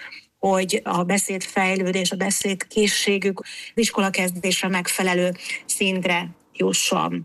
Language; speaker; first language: Hungarian; native; Hungarian